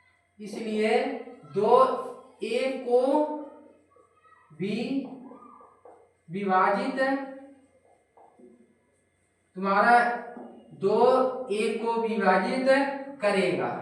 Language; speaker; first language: Hindi; native; Hindi